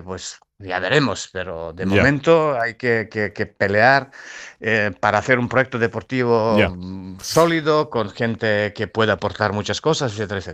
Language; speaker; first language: Spanish; non-native, fluent; Serbian